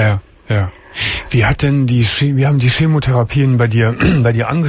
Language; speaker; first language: German; native; German